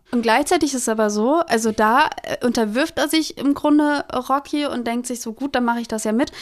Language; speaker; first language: German; early bilingual, other home language; Greek